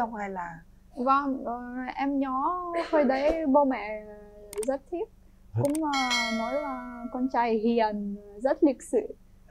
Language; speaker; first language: Vietnamese; non-native, fluent; Ukrainian